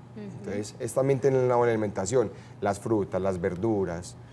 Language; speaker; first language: Spanish; native; Spanish